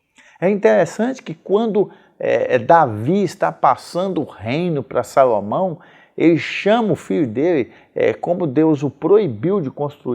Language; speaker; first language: Portuguese; native; Portuguese